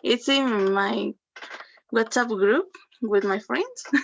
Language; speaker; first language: English; non-native, learner; Spanish